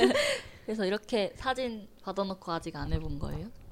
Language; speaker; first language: Korean; non-native, learner; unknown